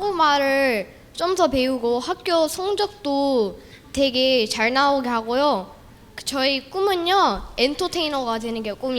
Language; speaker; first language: Korean; early bilingual, other home language; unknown